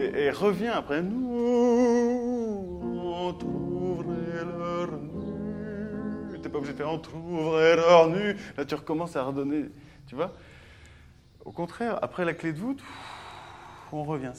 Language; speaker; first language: French; native; French